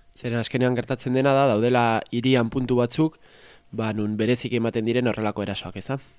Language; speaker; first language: Basque; native; Basque